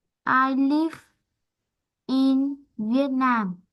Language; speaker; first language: English; non-native, learner; Vietnamese